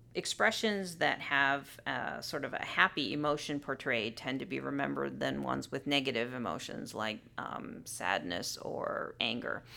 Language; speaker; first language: English; native; English